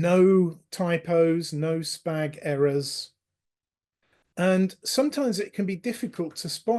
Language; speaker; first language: English; native; English